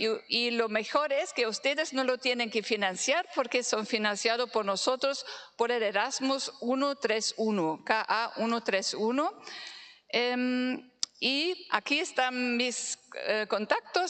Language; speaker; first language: Spanish; non-native, fluent; German